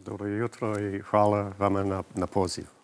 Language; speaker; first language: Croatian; early bilingual, heritage; English